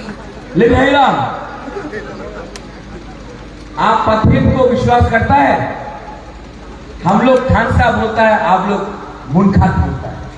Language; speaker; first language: Hindi; non-native, local second language; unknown